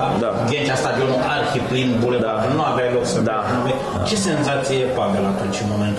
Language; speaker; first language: Romanian; native; Romanian